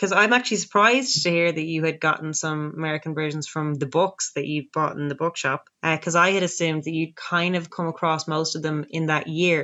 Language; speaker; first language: English; native; English